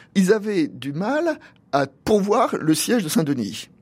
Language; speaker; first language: French; native; French